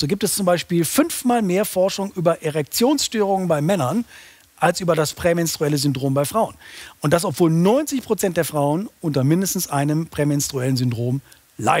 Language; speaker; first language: German; native; German